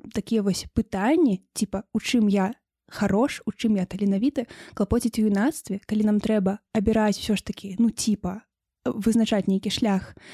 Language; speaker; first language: Belarusian; non-native, local second language; Russian